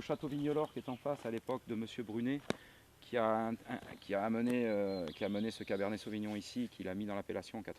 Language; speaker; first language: French; native; French